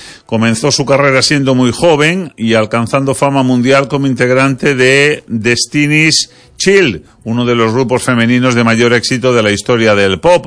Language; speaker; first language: Spanish; native; Spanish